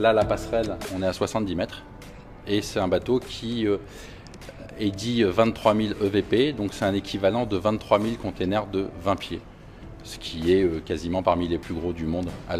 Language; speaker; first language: French; native; French